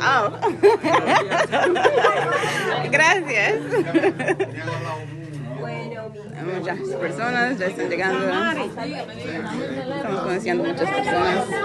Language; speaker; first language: Spanish; non-native, fluent; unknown